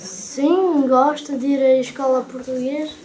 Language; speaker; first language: Portuguese; early bilingual, heritage; French